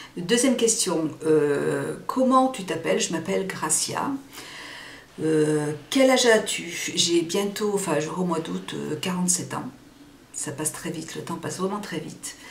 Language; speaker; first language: French; early bilingual, other home language; Portuguese